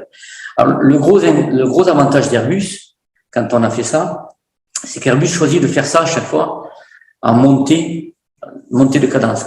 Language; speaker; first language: French; native; French